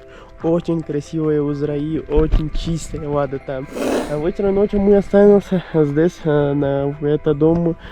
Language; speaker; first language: Russian; non-native, learner; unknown